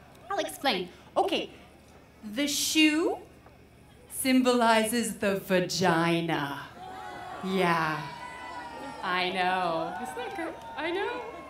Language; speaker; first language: English; native; English